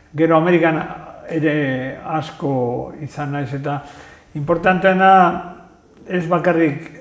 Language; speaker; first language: Basque; non-native, local second language; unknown